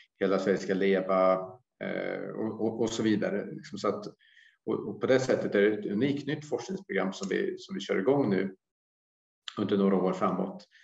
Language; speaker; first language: Swedish; native; Swedish